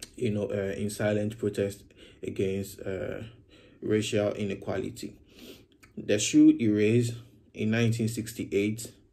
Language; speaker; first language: Nigerian Pidgin; non-native, local second language; Akan